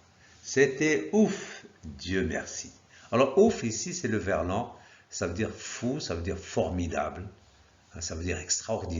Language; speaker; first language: French; non-native, local second language; Arabic